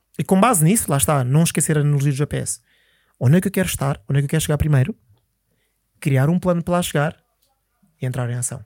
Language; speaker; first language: Portuguese; early bilingual, other home language; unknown